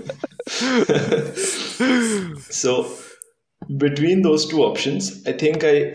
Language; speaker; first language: English; non-native, local second language; Hindi